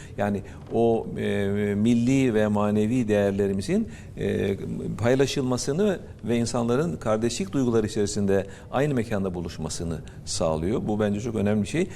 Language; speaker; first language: Turkish; native; Turkish